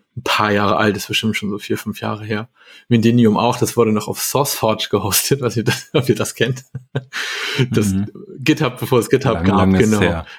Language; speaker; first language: German; native; German